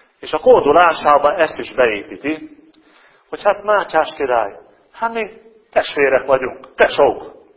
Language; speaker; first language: Hungarian; native; Hungarian